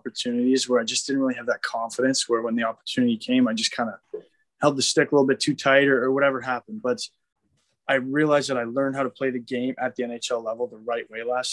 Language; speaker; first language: English; native; English